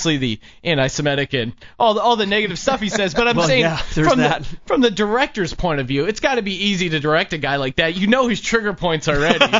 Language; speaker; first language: English; native; English